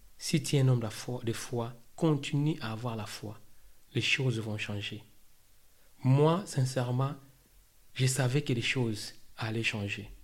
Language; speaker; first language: French; non-native, local second language; Lingala